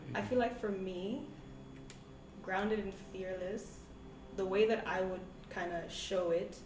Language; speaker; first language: English; non-native, local second language; Tswana